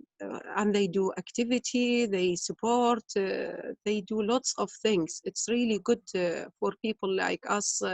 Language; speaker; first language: English; non-native, learner; Arabic